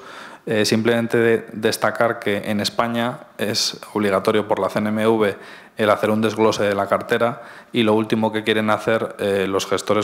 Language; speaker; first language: Spanish; native; Spanish